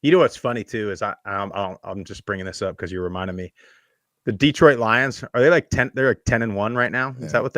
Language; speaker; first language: English; native; English